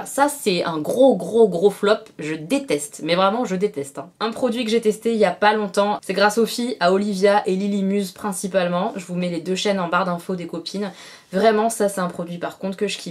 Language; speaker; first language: French; native; French